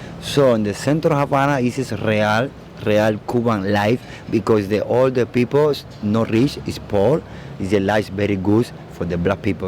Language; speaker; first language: English; non-native, learner; Spanish